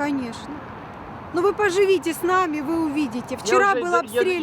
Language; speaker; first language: Russian; native; Russian